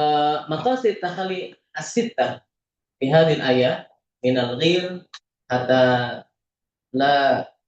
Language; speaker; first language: Arabic; non-native, fluent; Indonesian